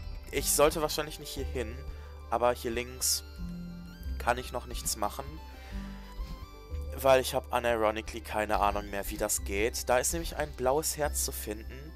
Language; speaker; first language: German; native; German